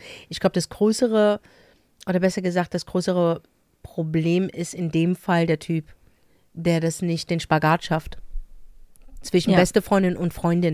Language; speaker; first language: German; native; German